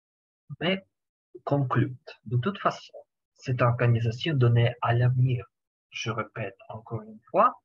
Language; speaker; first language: French; non-native, learner; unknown